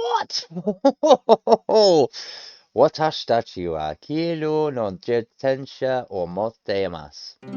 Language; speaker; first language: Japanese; non-native, learner; English